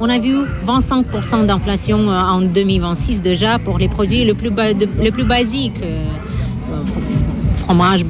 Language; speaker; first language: French; non-native, fluent; Russian